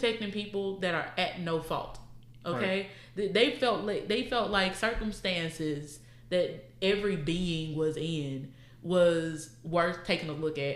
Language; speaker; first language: English; native; English